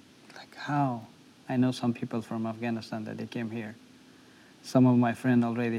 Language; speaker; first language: English; non-native, learner; Persian